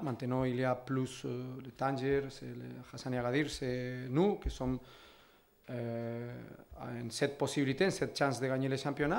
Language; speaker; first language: French; non-native, learner; Spanish